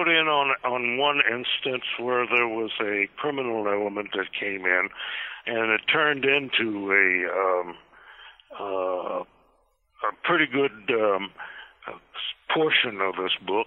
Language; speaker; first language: English; native; English